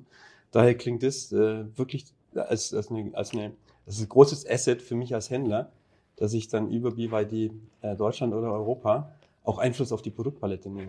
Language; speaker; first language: German; native; German